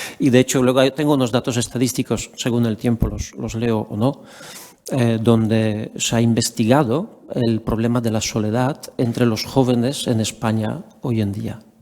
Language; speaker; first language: Spanish; non-native, fluent; Polish